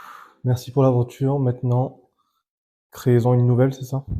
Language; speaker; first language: French; native; French